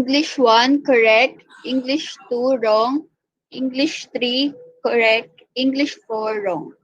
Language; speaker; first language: English; non-native, local second language; Filipino